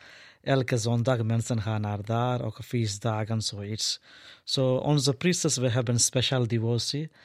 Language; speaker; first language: Dutch; non-native, learner; Telugu